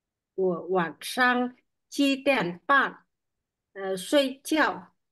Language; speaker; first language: Chinese; non-native, learner; Vietnamese